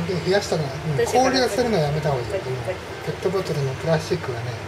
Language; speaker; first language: Japanese; native; Japanese